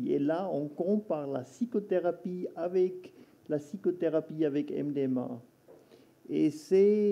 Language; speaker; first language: French; non-native, local second language; German